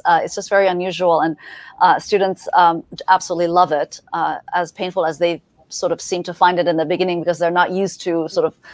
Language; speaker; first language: English; early bilingual, other home language; Persian